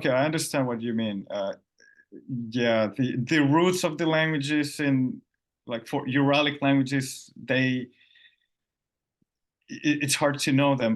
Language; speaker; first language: English; non-native, fluent; Finnish